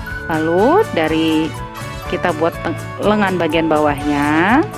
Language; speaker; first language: Indonesian; native; Indonesian